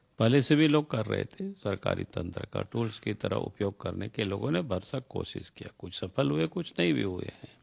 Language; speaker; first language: Hindi; non-native, local second language; Santali